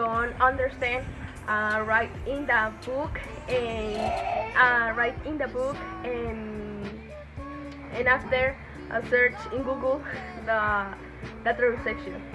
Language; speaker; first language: English; non-native, learner; Spanish